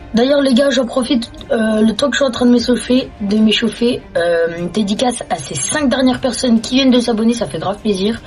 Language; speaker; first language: French; native; French